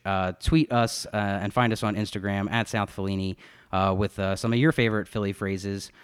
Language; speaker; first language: English; native; English